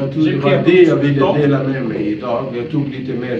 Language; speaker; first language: Swedish; non-native, fluent; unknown